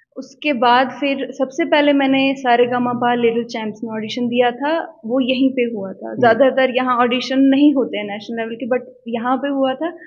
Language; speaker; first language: Hindi; non-native, local second language; Punjabi